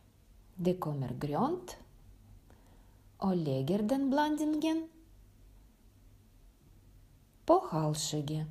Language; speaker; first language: Norwegian; non-native, fluent; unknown